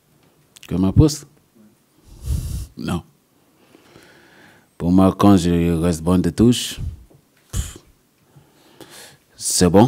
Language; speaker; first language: French; non-native, learner; English